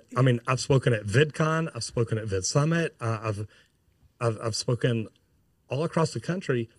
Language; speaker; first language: English; native; English